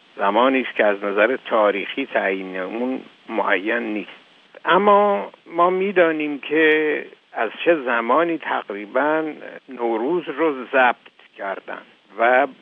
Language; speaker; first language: Persian; native; Persian